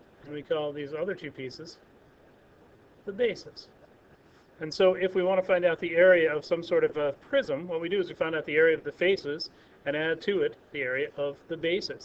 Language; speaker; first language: English; native; English